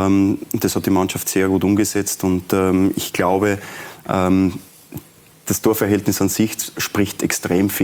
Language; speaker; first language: German; native; German